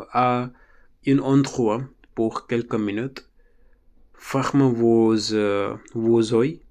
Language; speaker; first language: French; non-native, learner; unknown